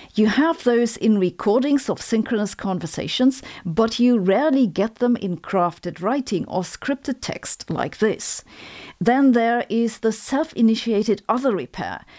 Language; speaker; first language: English; non-native, fluent; German